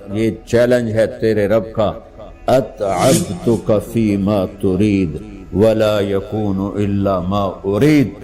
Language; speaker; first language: Urdu; non-native, local second language; Punjabi